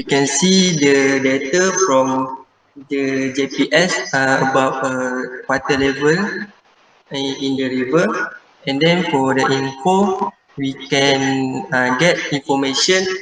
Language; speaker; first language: English; non-native, learner; Malay